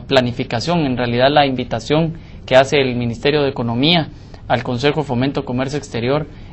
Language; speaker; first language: Spanish; native; Spanish